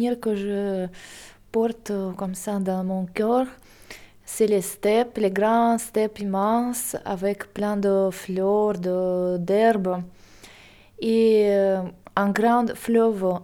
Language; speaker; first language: French; non-native, fluent; Russian